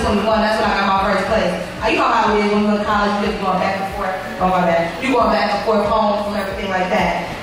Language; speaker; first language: English; native; English